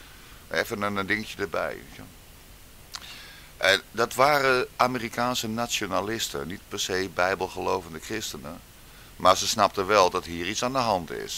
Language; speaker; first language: Dutch; native; Dutch